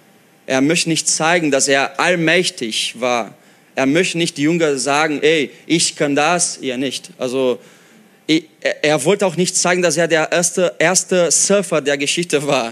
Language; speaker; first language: German; non-native, fluent; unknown